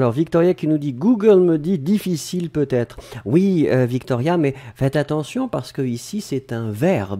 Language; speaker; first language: French; native; French